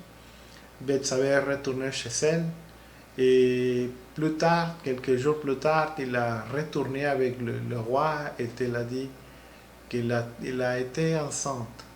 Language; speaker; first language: French; non-native, learner; Spanish